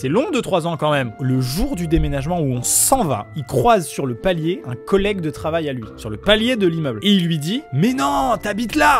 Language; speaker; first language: French; native; French